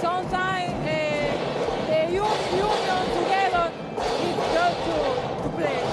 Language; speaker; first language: English; non-native, learner; Spanish